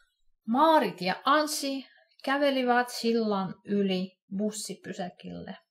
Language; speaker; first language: Finnish; non-native, fluent; Russian